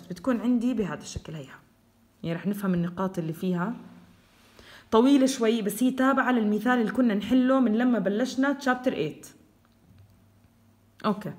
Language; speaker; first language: Arabic; native; Arabic